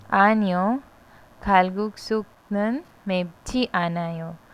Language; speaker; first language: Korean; non-native, fluent; Hindi